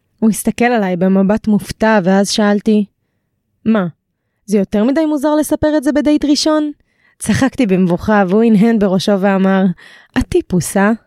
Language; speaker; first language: Hebrew; native; Hebrew